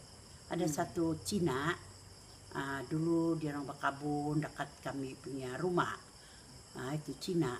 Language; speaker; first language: Indonesian; non-native, local second language; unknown